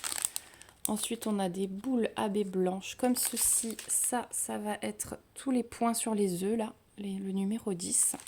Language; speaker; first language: French; native; French